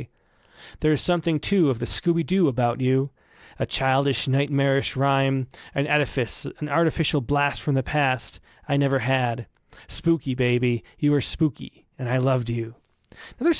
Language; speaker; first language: English; native; English